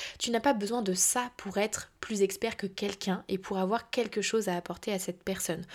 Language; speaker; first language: French; native; French